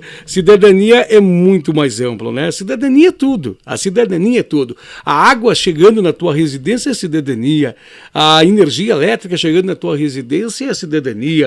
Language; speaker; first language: Portuguese; native; Portuguese